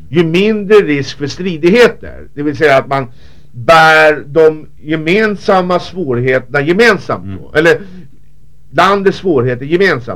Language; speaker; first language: Swedish; native; Swedish